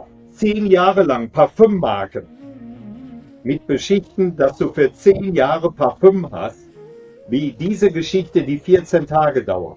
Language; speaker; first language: German; native; German